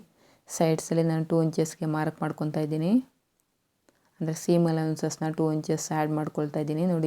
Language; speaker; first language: Kannada; native; Kannada